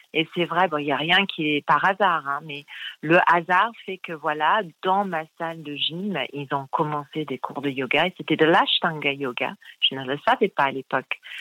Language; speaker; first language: French; non-native, fluent; English